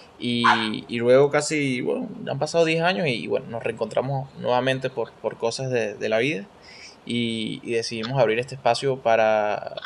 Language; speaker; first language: Spanish; native; Spanish